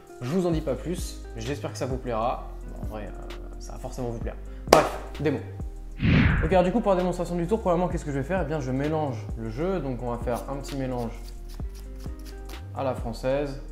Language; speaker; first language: French; native; French